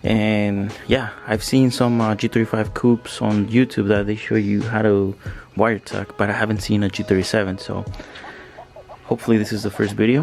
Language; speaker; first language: English; native; English